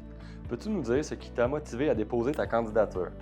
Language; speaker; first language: French; native; French